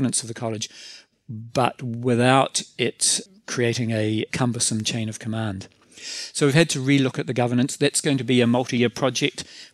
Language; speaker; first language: English; native; English